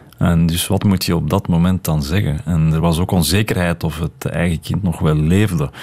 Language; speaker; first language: Dutch; early bilingual, other home language; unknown